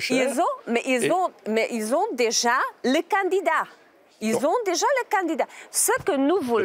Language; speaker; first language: French; non-native, learner; Czech